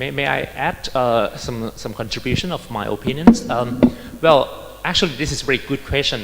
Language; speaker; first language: English; non-native, fluent; Thai